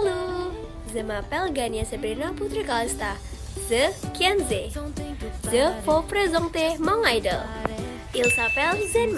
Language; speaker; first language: French; non-native, learner; Indonesian